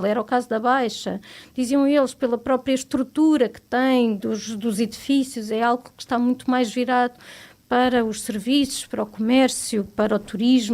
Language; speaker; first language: Portuguese; native; Portuguese